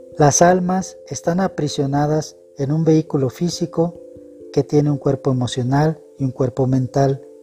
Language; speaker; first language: Spanish; native; Spanish